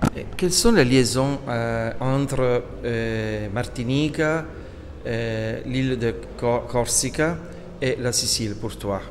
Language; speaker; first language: French; non-native, learner; Italian